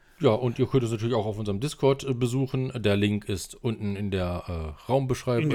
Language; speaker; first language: German; native; German